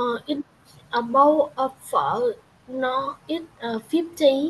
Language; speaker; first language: English; non-native, learner; Vietnamese